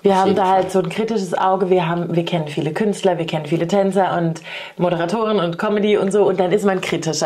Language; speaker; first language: German; native; German